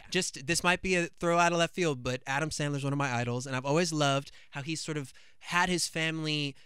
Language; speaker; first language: English; native; English